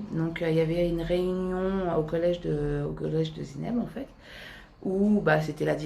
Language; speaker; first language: French; native; French